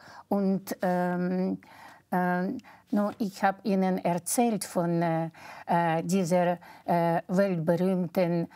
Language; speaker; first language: German; non-native, fluent; Russian